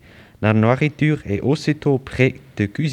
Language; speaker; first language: French; non-native, learner; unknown